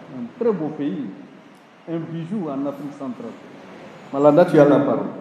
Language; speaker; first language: French; non-native, local second language; Wolof